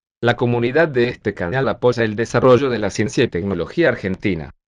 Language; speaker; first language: Spanish; native; Spanish